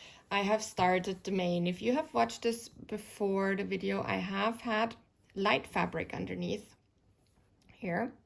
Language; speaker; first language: English; non-native, fluent; German